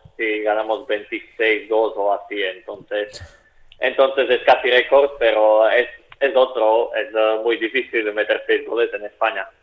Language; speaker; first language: Spanish; non-native, fluent; Slovak